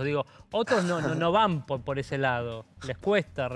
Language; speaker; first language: Spanish; native; Spanish